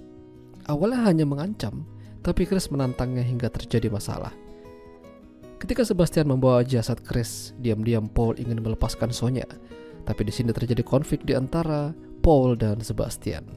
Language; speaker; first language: Indonesian; non-native, local second language; Javanese